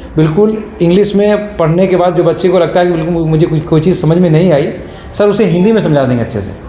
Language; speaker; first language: Hindi; native; Hindi